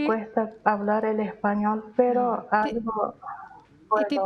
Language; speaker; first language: Spanish; non-native, local second language; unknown